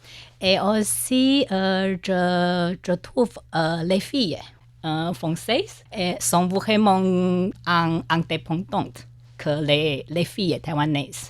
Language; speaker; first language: French; non-native, learner; Chinese